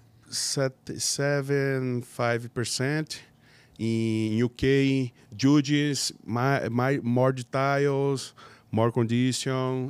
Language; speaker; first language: English; non-native, learner; Portuguese